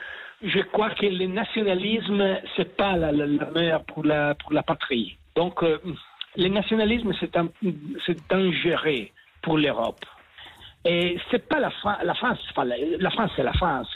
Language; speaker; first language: French; non-native, fluent; Italian